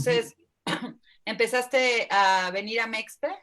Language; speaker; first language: Spanish; native; Spanish